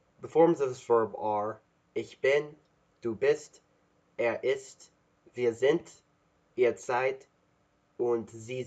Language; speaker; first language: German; non-native, learner; English